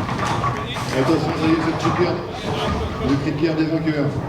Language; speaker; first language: French; native; French